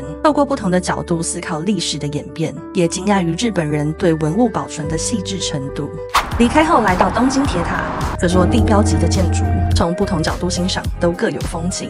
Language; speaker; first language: Chinese; native; Chinese